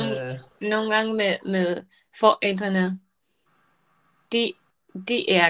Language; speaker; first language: Danish; non-native, learner; Spanish